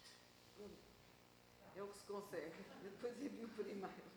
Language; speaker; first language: Portuguese; native; Portuguese